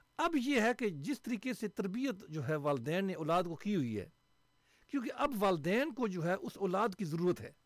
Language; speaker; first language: Urdu; non-native, local second language; Punjabi